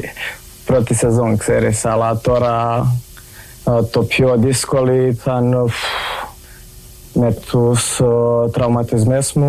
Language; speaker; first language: Greek; non-native, learner; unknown